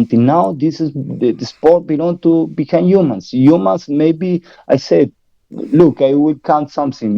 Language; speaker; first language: English; non-native, learner; Spanish